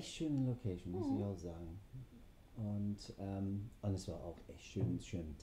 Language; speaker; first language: German; non-native, fluent; English